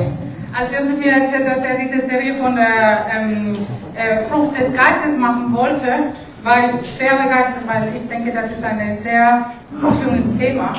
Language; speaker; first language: German; non-native, fluent; Spanish